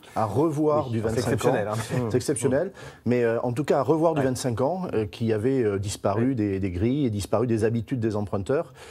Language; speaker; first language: French; native; French